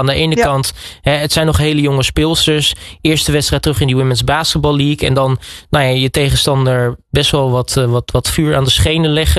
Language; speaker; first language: Dutch; native; Dutch